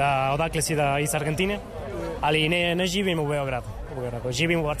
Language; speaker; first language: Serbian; non-native, learner; Spanish